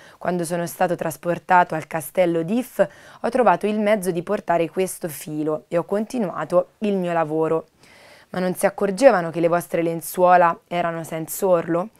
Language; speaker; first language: Italian; native; Italian